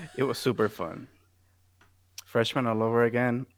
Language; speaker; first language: English; non-native, fluent; Spanish